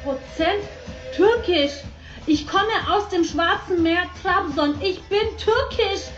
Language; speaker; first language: German; early bilingual, other home language; Turkish